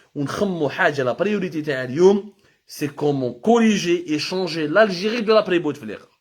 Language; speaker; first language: French; non-native, local second language; Arabic